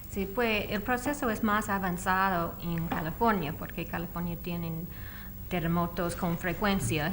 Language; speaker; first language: Spanish; non-native, fluent; English